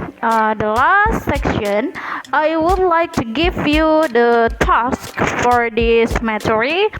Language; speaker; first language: English; non-native, learner; Indonesian